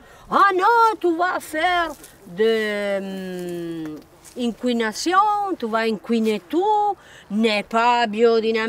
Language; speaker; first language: French; non-native, learner; Italian